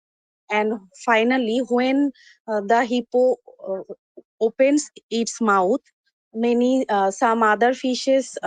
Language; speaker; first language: English; non-native, learner; Bangla